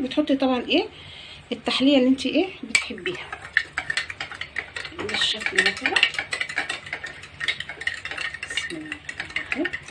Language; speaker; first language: Arabic; native; Arabic